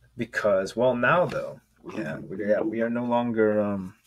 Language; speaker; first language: English; native; English